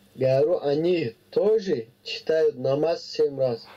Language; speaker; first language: Russian; non-native, local second language; Tajik